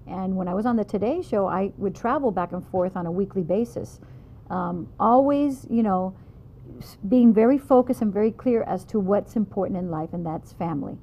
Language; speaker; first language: English; native; English